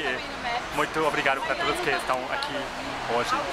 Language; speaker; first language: Portuguese; non-native, fluent; German